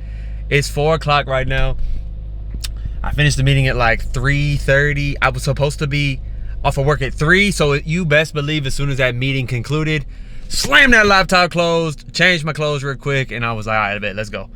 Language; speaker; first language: English; native; English